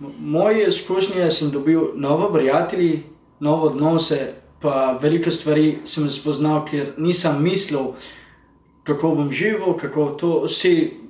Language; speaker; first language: Slovenian; non-native, learner; Arabic